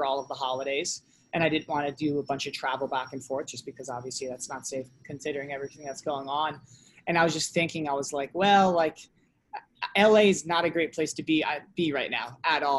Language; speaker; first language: English; native; English